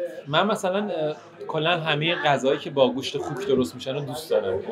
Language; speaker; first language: Persian; native; Persian